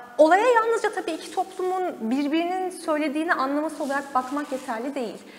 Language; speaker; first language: Turkish; native; Turkish